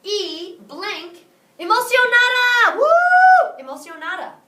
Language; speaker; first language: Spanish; non-native, fluent; English